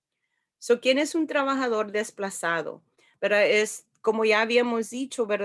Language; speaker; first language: Spanish; early bilingual, heritage; Spanish